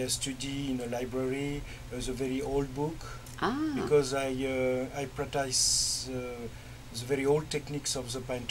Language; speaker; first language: English; non-native, learner; French